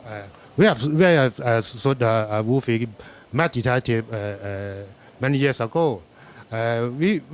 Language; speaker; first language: English; non-native, learner; Cantonese